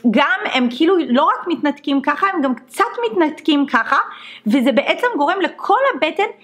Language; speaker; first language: Hebrew; native; Hebrew